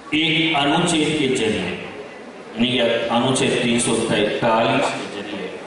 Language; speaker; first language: Hindi; non-native, local second language; Kannada